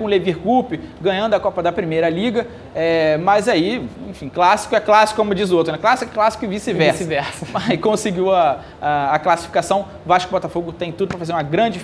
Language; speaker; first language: Portuguese; native; Portuguese